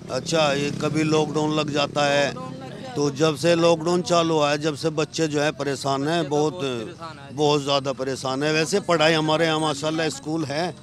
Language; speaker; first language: Hindi; native; Hindi